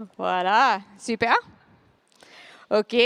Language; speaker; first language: French; non-native, learner; English